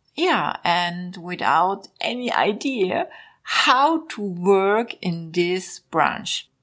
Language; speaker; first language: English; non-native, learner; German